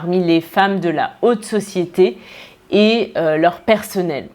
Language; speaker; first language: French; native; French